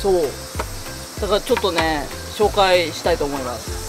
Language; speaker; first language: Japanese; native; Japanese